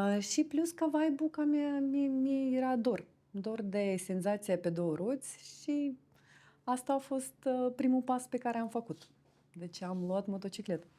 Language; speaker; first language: Romanian; non-native, fluent; Russian